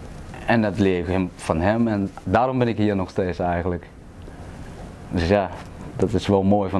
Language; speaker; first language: Dutch; non-native, fluent; Thai